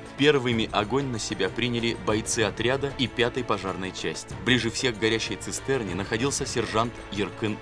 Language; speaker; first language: Russian; native; Russian